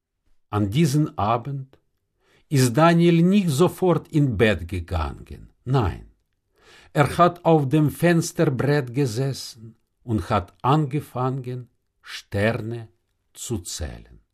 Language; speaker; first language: German; non-native, fluent; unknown